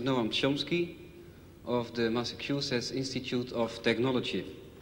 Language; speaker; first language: English; non-native, fluent; Dutch